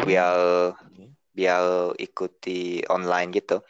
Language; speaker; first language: Indonesian; early bilingual, heritage; Indonesian